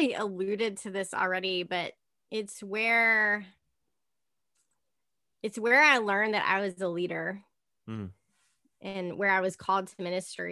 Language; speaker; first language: English; native; English